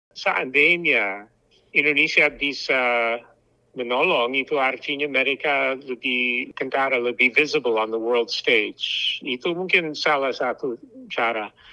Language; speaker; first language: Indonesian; non-native, fluent; English